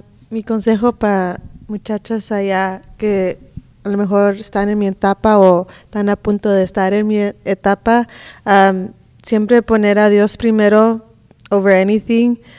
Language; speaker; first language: Spanish; early bilingual, heritage; Spanish